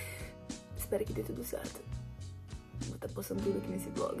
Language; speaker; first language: Portuguese; native; Portuguese